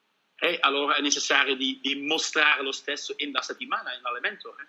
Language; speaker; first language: Italian; non-native, learner; Dutch